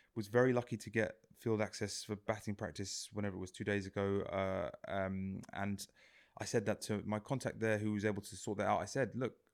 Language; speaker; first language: English; native; English